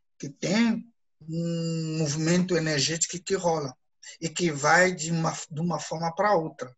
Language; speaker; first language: Portuguese; non-native, fluent; Ewe